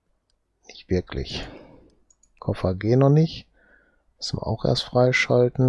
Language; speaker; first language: German; native; German